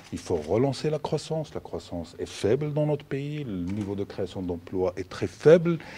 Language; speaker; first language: French; non-native, local second language; Arabic